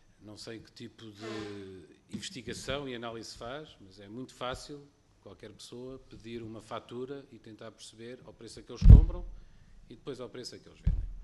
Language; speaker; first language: Portuguese; native; Portuguese